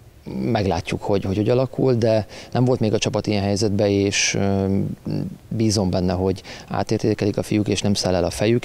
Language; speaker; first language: Hungarian; native; Hungarian